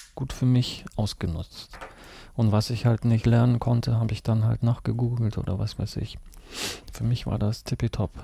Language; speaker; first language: German; early bilingual, other home language; Russian